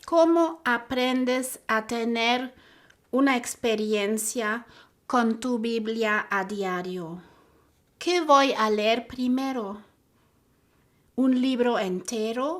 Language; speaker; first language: Spanish; non-native, fluent; German